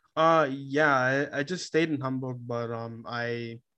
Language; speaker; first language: English; non-native, fluent; Korean